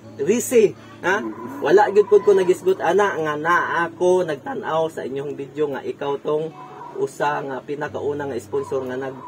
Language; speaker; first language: Cebuano; native; Cebuano